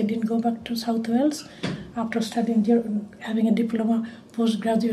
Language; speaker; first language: English; non-native, local second language; Bangla